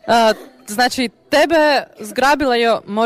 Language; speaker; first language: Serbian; non-native, fluent; Ukrainian